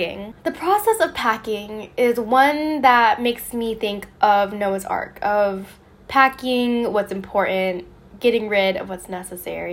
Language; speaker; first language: English; native; English